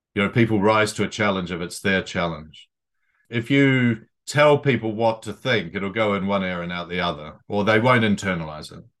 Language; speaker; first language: English; native; English